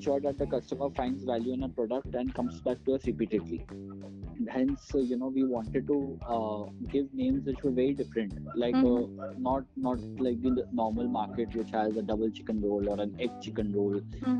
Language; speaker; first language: English; non-native, local second language; Bangla